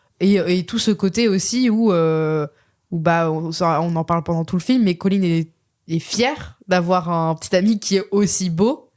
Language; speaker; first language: French; native; French